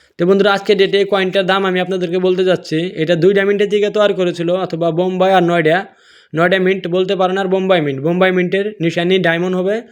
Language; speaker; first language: Bangla; non-native, local second language; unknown